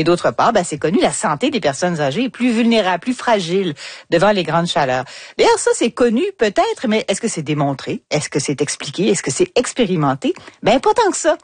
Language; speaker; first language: French; native; French